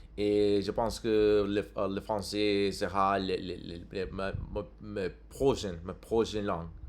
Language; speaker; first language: French; non-native, learner; English